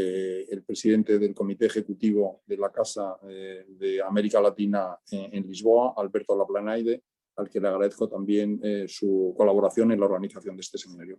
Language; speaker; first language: Spanish; native; Spanish